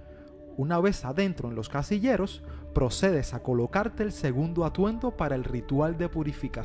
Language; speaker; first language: Spanish; native; Spanish